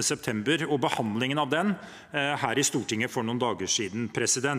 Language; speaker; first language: Norwegian; native; Norwegian